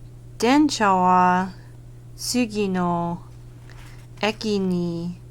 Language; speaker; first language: Japanese; non-native, learner; English